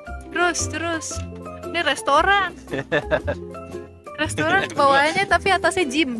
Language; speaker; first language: Indonesian; native; Indonesian